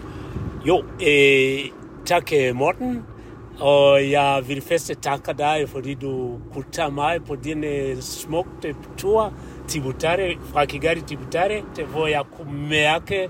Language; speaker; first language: Danish; non-native, learner; Kinyarwanda